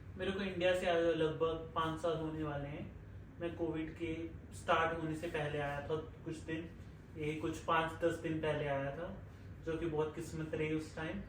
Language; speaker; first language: Hindi; non-native, local second language; Punjabi